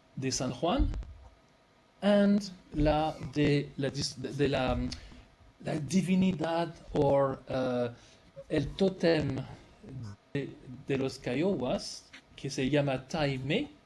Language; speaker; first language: Spanish; non-native, fluent; French